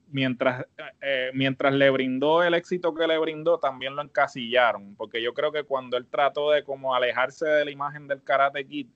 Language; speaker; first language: Spanish; native; Spanish